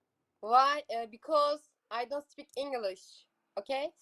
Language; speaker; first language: English; non-native, learner; Turkish